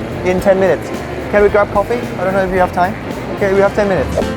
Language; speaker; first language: English; non-native, fluent; Thai